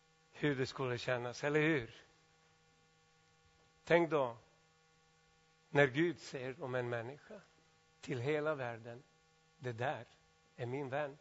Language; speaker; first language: Swedish; non-native, fluent; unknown